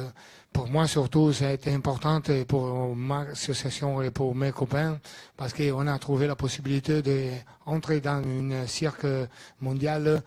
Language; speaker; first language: French; non-native, learner; Italian